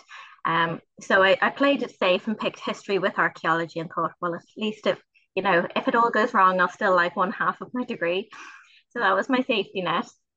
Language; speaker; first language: English; native; English